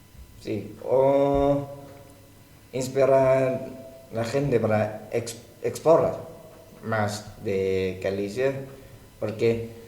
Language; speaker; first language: Spanish; non-native, learner; Thai